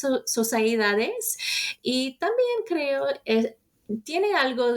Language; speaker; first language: Spanish; non-native, fluent; English